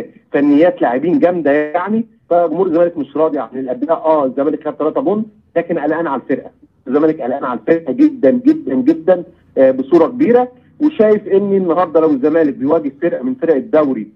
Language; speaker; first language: Arabic; native; Arabic